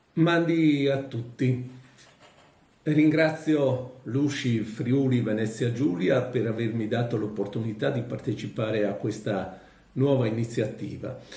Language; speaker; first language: Italian; non-native, local second language; Friulian